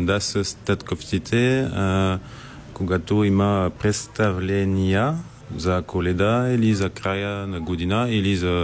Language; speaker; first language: Bulgarian; non-native, learner; French